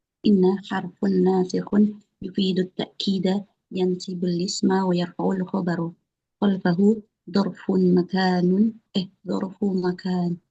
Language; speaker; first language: Arabic; non-native, learner; Indonesian